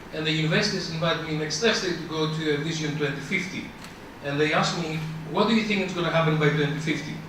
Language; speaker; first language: English; non-native, fluent; Greek